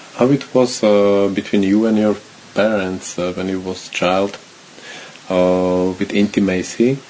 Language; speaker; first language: English; non-native, learner; Slovak